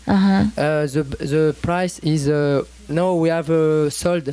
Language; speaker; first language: English; non-native, learner; French